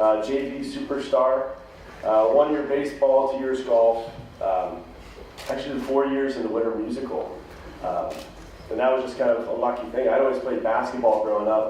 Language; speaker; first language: English; native; English